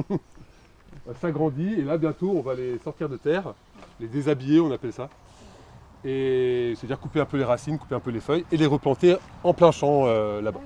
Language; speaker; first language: French; native; French